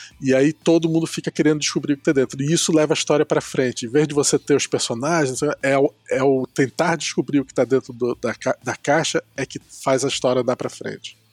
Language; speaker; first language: Portuguese; native; Portuguese